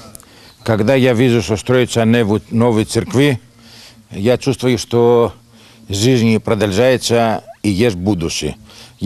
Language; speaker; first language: Russian; non-native, learner; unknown